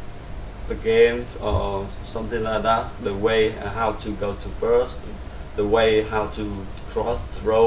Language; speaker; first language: English; non-native, learner; Vietnamese